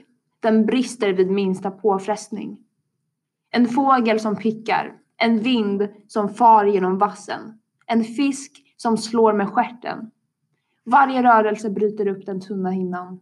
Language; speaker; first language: Swedish; native; Swedish